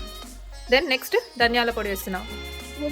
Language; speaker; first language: Telugu; native; Telugu